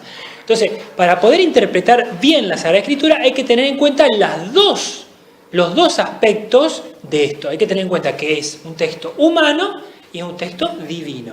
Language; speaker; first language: Spanish; native; Spanish